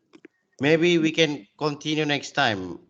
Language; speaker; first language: English; non-native, learner; Indonesian